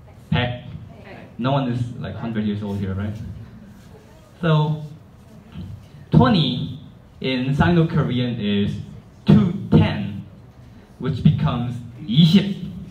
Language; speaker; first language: English; non-native, fluent; Korean